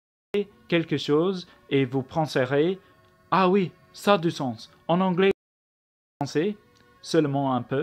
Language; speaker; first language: French; non-native, learner; English